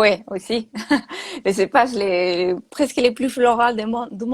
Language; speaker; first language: French; non-native, fluent; Spanish